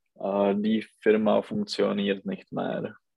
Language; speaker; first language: German; non-native, learner; Czech